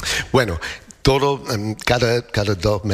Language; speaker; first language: Spanish; non-native, learner; English